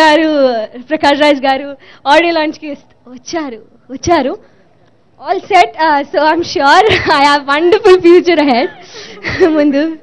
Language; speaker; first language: Telugu; non-native, learner; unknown